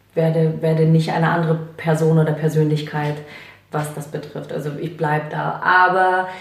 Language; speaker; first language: German; native; German